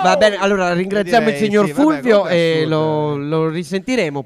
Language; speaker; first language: Italian; native; Italian